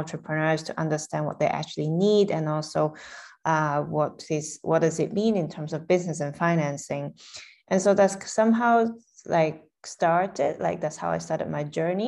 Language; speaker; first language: English; non-native, local second language; Cantonese